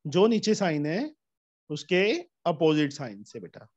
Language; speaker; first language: Hindi; native; Hindi